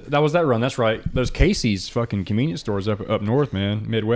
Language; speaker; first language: English; native; English